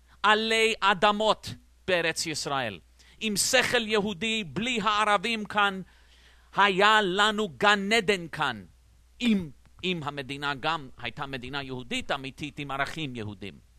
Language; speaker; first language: Hebrew; non-native, fluent; English